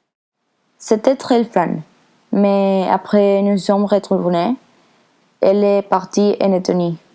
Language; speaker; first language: French; non-native, learner; Spanish